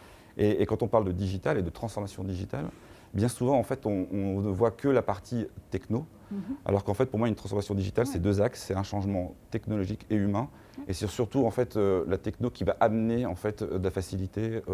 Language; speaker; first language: French; native; French